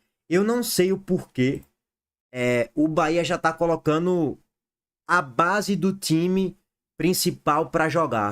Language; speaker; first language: Portuguese; native; Portuguese